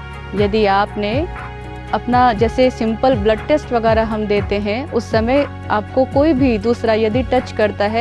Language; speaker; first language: Hindi; native; Hindi